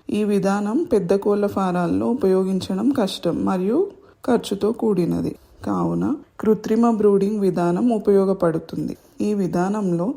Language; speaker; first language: Telugu; native; Telugu